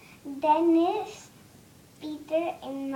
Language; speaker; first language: French; non-native, learner; English